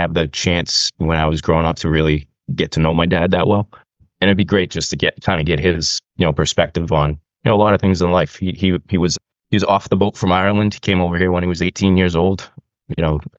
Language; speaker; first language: English; native; English